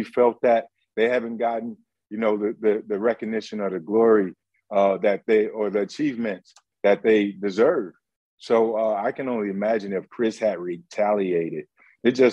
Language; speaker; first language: English; native; English